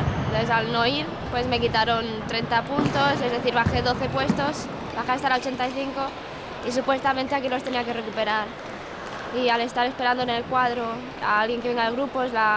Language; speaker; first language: Spanish; native; Spanish